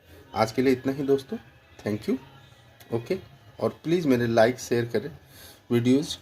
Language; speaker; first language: Hindi; native; Hindi